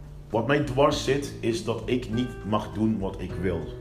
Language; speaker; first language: Dutch; early bilingual, other home language; Papiamento